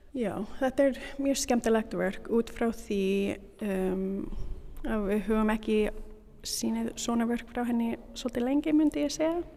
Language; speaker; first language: Icelandic; non-native, learner; English